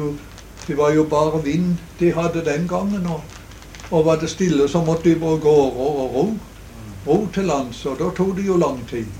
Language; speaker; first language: Norwegian; native; Norwegian